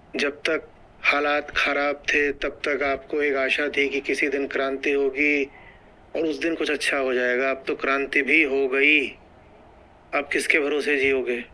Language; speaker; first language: Hindi; native; Hindi